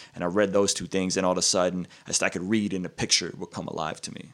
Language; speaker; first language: English; early bilingual, other home language; Russian